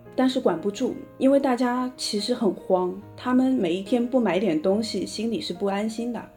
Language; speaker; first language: Chinese; native; Chinese